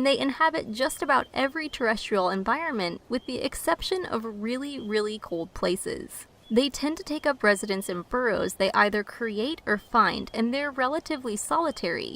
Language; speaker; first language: English; native; English